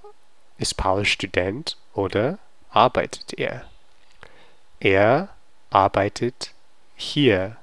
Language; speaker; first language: German; non-native, learner; English